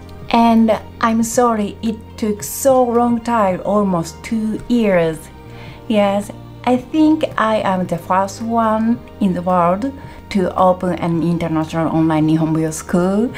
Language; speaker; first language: English; non-native, learner; Japanese